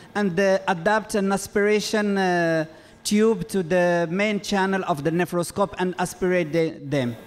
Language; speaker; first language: English; non-native, fluent; Arabic